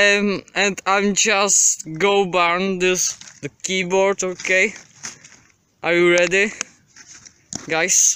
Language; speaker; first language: English; non-native, learner; Czech